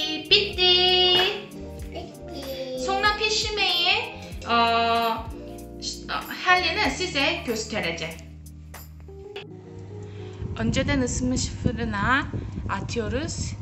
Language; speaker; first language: Turkish; non-native, fluent; Korean